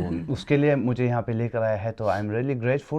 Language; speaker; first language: Hindi; non-native, local second language; Tibetan